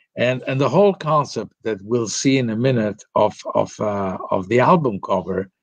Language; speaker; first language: English; non-native, fluent; Italian